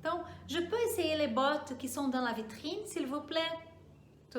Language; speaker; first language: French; non-native, fluent; Portuguese